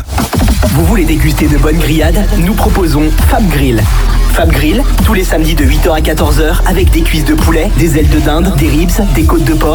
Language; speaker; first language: French; native; French